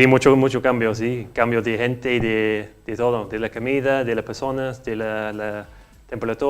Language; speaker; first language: Spanish; non-native, learner; English